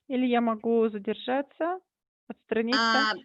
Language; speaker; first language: Russian; native; Russian